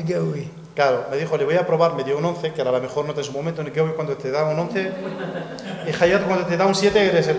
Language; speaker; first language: Spanish; native; Spanish